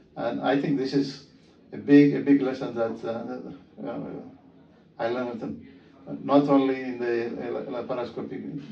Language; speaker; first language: English; non-native, fluent; Amharic